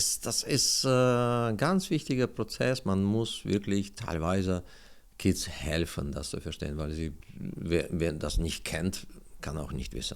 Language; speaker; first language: German; non-native, learner; Russian